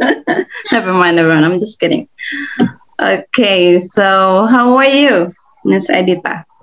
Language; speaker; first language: English; non-native, fluent; Indonesian